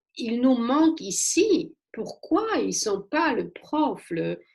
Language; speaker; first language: French; non-native, fluent; Polish